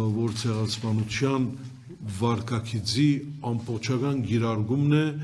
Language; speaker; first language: Armenian; early bilingual, heritage; Armenian